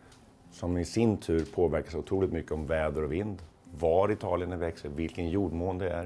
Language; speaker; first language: Swedish; native; Swedish